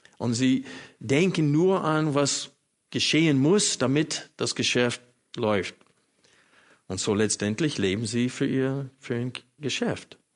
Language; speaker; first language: German; non-native, fluent; English